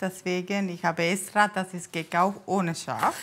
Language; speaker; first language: German; non-native, learner; Tamil